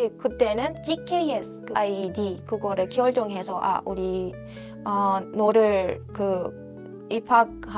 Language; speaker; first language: Korean; non-native, fluent; Persian